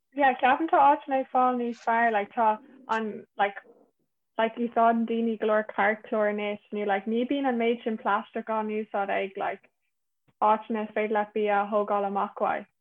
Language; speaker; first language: Irish; non-native, local second language; English